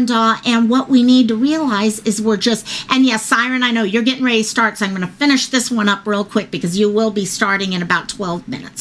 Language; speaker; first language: English; native; English